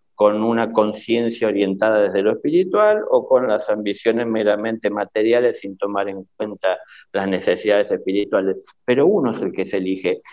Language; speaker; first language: Spanish; native; Spanish